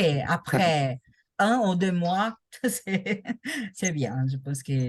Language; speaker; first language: French; non-native, learner; Portuguese